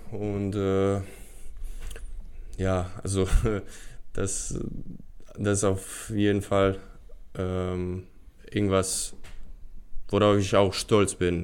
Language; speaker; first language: German; non-native, fluent; Bosnian